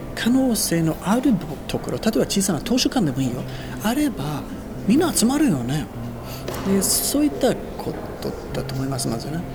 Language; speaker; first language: Japanese; non-native, fluent; Swedish